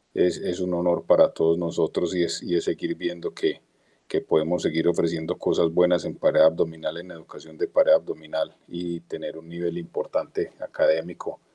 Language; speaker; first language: Spanish; native; Spanish